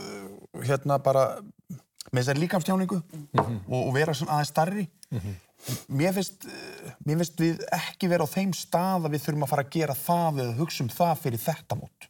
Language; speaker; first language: Icelandic; native; Icelandic